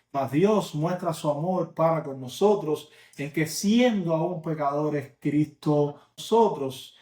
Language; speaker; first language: Spanish; native; Spanish